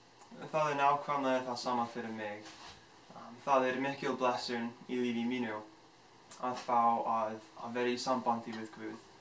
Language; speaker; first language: Icelandic; non-native, fluent; English